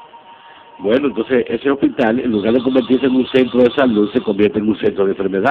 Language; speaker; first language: Spanish; native; Spanish